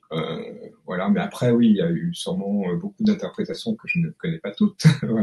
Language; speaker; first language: French; native; French